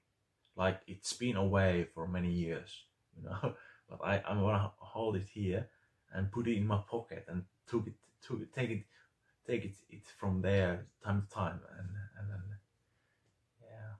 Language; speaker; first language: English; non-native, fluent; Finnish